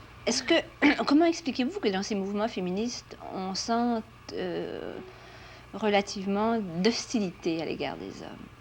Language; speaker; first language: French; native; French